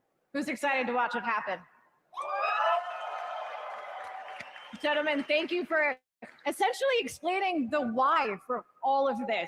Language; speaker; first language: English; native; English